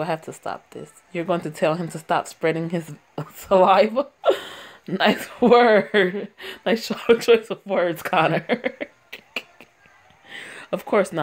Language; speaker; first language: English; native; English